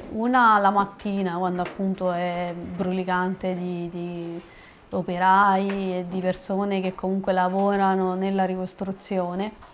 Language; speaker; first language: Italian; native; Italian